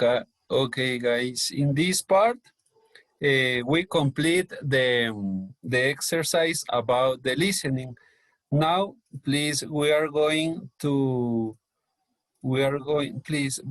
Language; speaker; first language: English; non-native, learner; Spanish